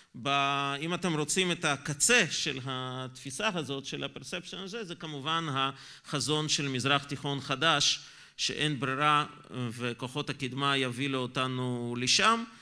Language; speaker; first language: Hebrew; non-native, fluent; Russian